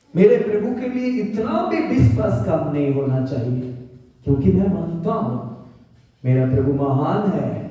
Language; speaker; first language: Hindi; non-native, local second language; Bangla